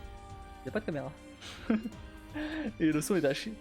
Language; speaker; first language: French; native; French